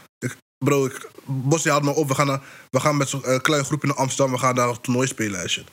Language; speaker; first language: Dutch; early bilingual, other home language; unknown